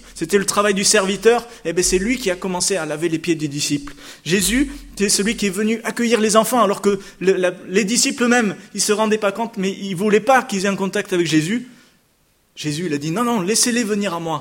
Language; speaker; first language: French; native; French